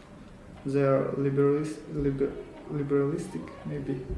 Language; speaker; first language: English; non-native, learner; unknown